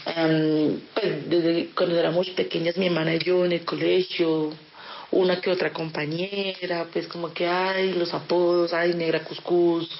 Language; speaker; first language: Spanish; early bilingual, other home language; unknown